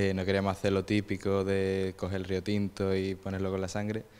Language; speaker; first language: Spanish; native; Spanish